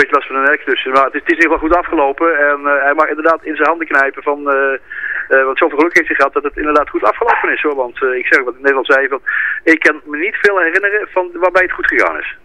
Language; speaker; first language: Dutch; native; Dutch